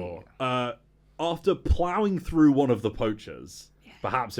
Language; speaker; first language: English; native; English